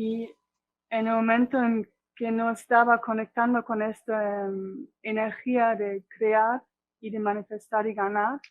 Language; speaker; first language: Spanish; non-native, fluent; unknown